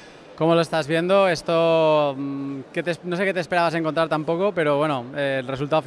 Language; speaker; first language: Spanish; native; Spanish